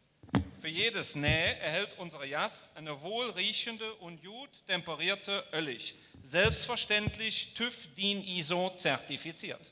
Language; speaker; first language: German; native; German